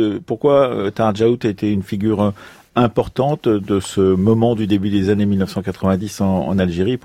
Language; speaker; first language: French; native; French